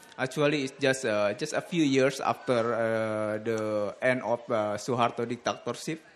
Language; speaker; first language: English; non-native, learner; Indonesian